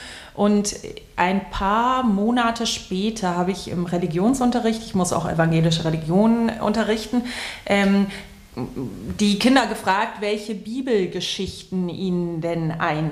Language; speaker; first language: German; native; German